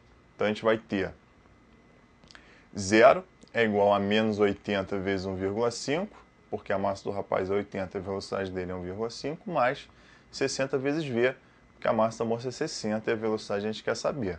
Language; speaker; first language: Portuguese; native; Portuguese